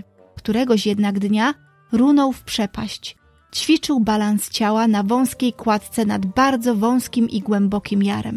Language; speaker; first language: Polish; native; Polish